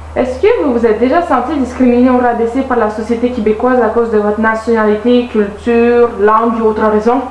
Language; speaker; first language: French; native; French